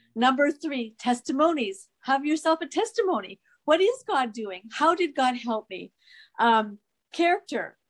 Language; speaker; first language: English; native; English